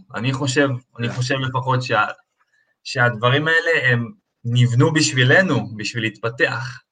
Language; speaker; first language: Hebrew; early bilingual, other home language; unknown